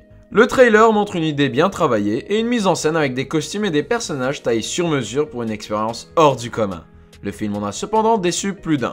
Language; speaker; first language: French; native; French